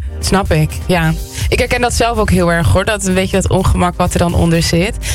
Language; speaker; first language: Dutch; native; Dutch